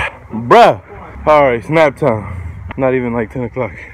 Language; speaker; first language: English; native; English